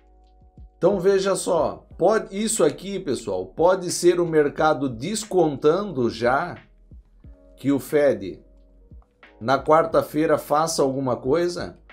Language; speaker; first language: Portuguese; native; Portuguese